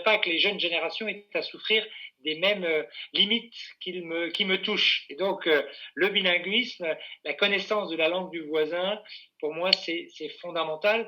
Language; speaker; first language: French; native; French